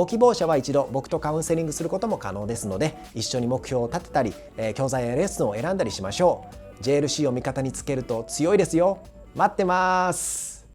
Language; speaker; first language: Japanese; native; Japanese